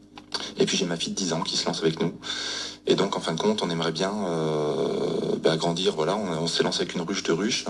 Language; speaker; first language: French; native; French